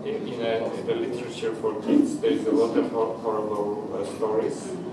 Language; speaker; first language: English; non-native, fluent; Armenian